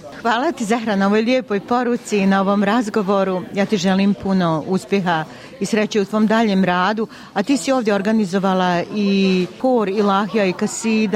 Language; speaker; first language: Serbian; native; Serbian